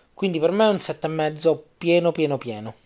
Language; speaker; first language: Italian; native; Italian